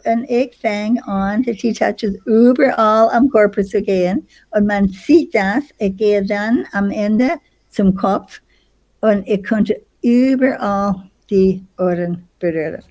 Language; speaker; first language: German; non-native, fluent; English